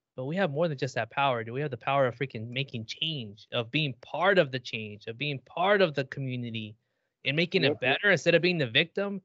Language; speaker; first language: English; early bilingual, other home language; Spanish